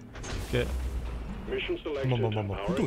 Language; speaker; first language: Korean; non-native, learner; German